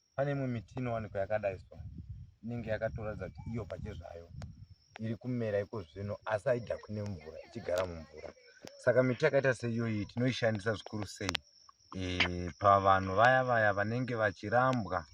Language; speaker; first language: Shona; non-native, local second language; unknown